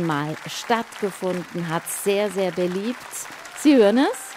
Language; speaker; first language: German; native; German